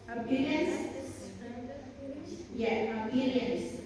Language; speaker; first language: English; non-native, learner; Indonesian